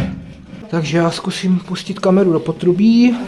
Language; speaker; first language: Czech; native; Czech